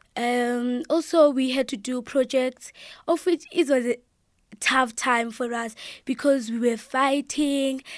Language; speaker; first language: English; non-native, local second language; Xhosa